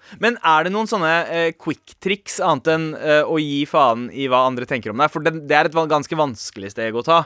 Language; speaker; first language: Norwegian; early bilingual, other home language; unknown